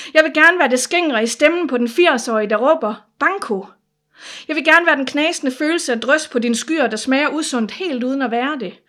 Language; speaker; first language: Danish; native; Danish